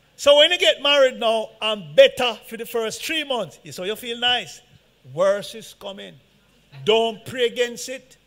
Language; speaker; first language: English; native; English